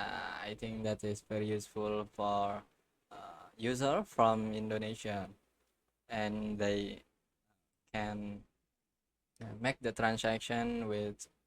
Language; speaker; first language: English; non-native, learner; Indonesian